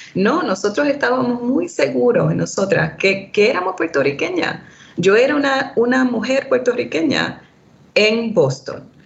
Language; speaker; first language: Spanish; early bilingual, heritage; Spanish